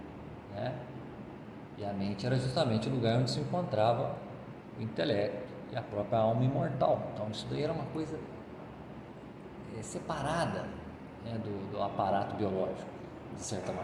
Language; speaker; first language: Portuguese; native; Portuguese